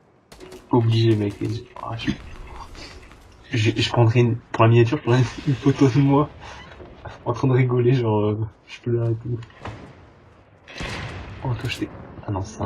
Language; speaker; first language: French; native; French